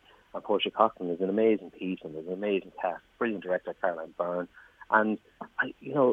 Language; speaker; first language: English; native; English